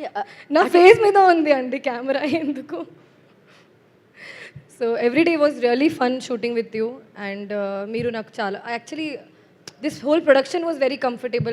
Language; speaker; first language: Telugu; non-native, learner; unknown